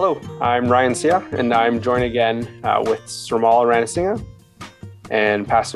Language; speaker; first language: English; native; English